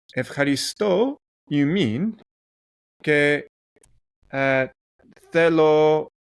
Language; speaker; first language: Greek; non-native, learner; English